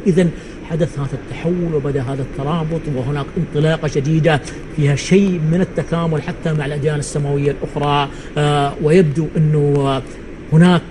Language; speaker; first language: Arabic; native; Arabic